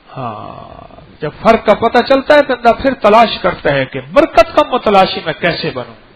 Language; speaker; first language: Urdu; native; Urdu